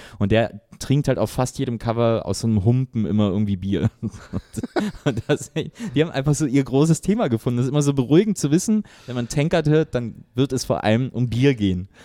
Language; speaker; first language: German; native; German